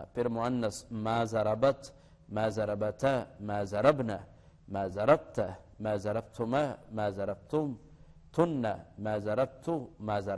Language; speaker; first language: Arabic; non-native, fluent; Urdu